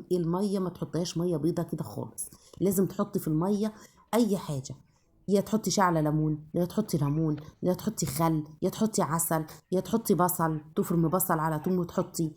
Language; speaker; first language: Arabic; native; Arabic